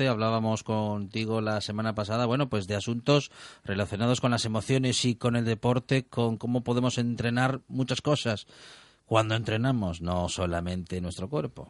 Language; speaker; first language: Spanish; native; Spanish